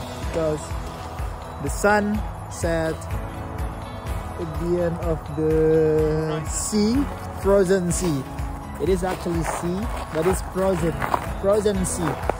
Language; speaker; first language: English; non-native, learner; Indonesian